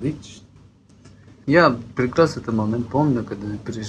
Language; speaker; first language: Russian; non-native, fluent; Persian